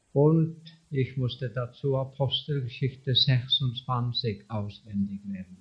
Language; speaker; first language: German; non-native, fluent; English